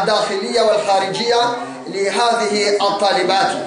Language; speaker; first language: Arabic; non-native, local second language; Comorian